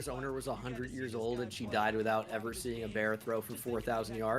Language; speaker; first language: English; native; English